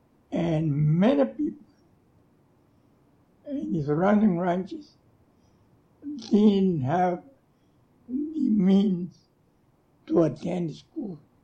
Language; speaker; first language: English; early bilingual, other home language; Spanish